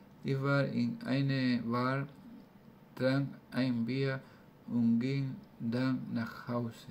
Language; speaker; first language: German; non-native, learner; Spanish